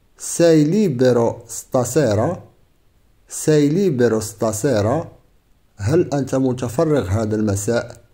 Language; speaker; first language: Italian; non-native, fluent; Arabic